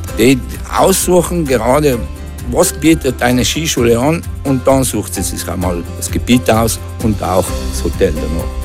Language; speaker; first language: German; non-native, local second language; Ladin